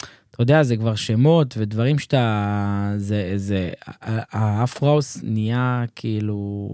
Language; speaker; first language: Hebrew; native; Hebrew